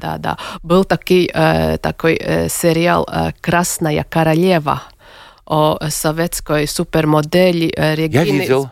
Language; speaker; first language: Russian; non-native, local second language; Latvian